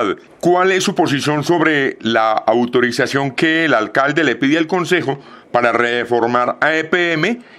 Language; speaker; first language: Spanish; native; Spanish